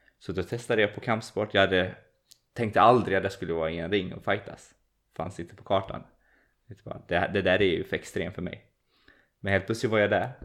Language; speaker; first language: Swedish; early bilingual, other home language; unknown